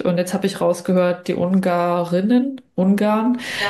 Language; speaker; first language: German; native; German